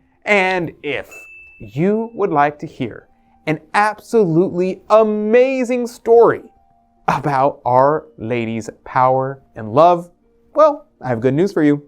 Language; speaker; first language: English; native; English